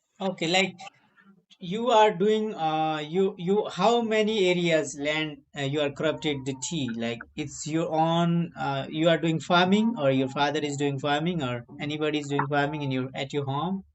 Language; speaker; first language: English; non-native, learner; Nepali